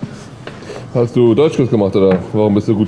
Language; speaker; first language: German; native; German